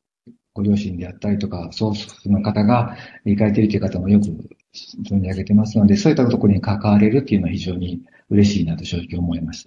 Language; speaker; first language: Japanese; native; Japanese